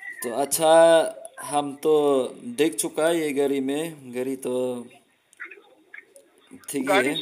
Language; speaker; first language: Hindi; non-native, local second language; Khasi